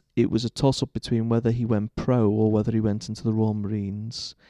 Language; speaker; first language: English; native; English